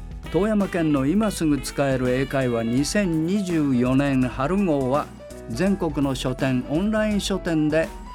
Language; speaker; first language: Japanese; native; Japanese